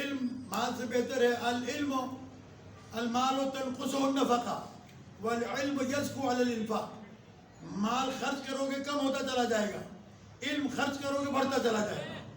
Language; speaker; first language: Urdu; non-native, local second language; Sindhi